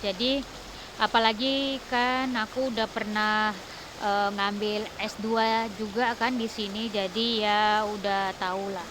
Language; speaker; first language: Indonesian; native; Indonesian